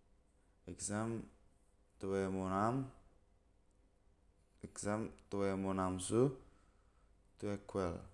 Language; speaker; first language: French; non-native, learner; Indonesian